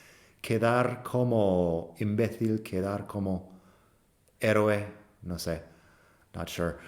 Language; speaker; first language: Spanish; non-native, fluent; English